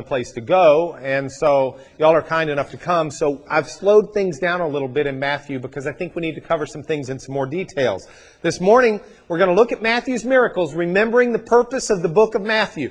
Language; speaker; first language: English; native; English